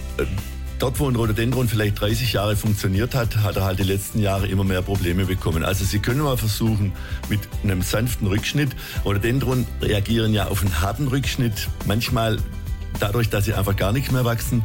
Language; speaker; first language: German; native; German